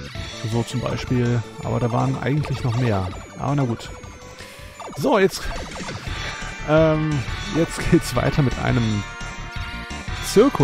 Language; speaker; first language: German; native; German